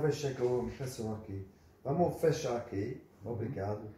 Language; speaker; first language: Portuguese; non-native, learner; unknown